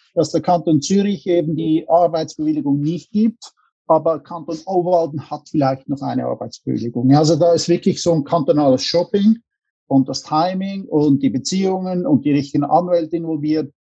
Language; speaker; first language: German; native; German